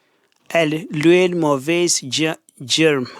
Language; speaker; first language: French; non-native, learner; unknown